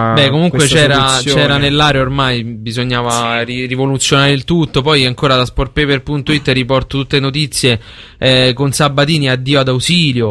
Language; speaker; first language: Italian; native; Italian